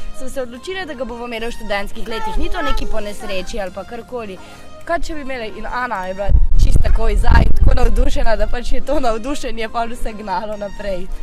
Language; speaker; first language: Slovenian; native; Slovenian